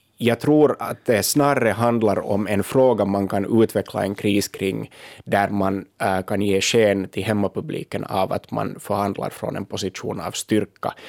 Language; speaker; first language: Swedish; native; Swedish